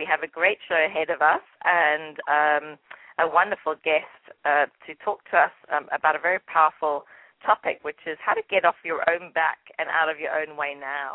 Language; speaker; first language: English; native; English